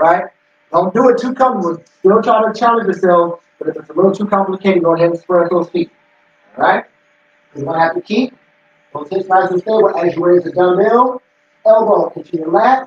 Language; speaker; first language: English; native; English